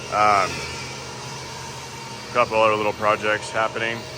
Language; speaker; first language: English; native; English